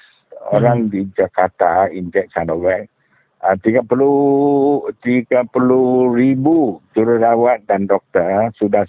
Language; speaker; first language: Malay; non-native, local second language; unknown